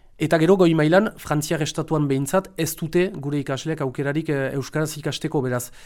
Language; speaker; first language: Basque; native; Basque